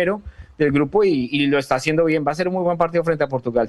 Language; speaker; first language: Spanish; native; Spanish